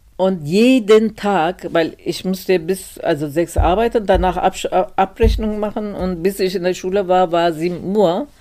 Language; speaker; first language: German; non-native, fluent; Turkish